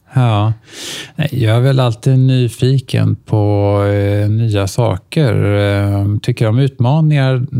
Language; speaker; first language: Swedish; native; Swedish